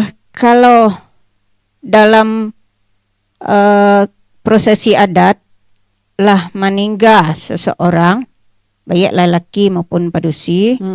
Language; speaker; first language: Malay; non-native, local second language; Minangkabau